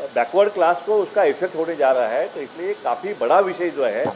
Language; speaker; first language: Hindi; non-native, local second language; Marathi